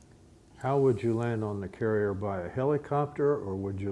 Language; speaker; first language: English; native; English